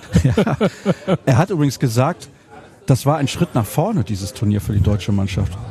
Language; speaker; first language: German; native; German